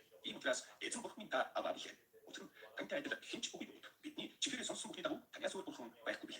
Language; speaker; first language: Mongolian; native; Mongolian